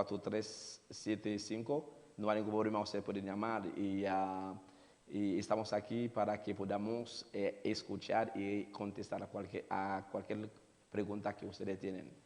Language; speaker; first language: Spanish; non-native, learner; Haitian Creole